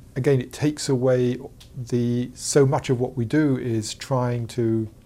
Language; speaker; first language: English; native; English